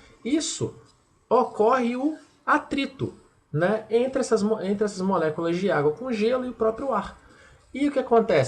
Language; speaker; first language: Portuguese; native; Portuguese